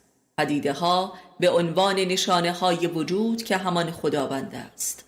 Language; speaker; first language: Persian; native; Persian